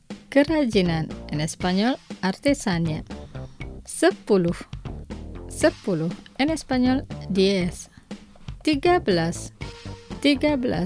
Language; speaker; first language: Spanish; non-native, fluent; Indonesian